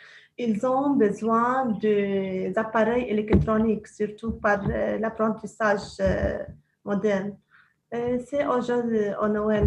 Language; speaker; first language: French; non-native, local second language; Arabic